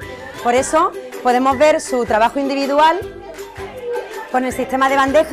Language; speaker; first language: Spanish; native; Spanish